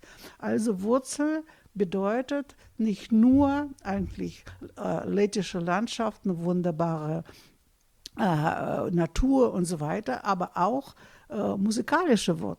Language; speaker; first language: German; non-native, fluent; Russian